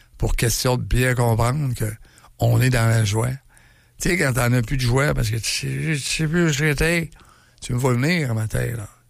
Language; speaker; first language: French; native; French